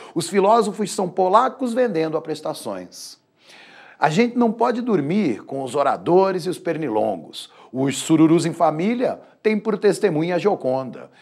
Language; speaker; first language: Portuguese; native; Portuguese